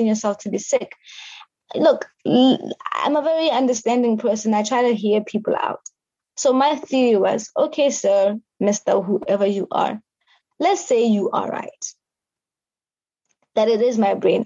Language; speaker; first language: English; non-native, local second language; Southern Sotho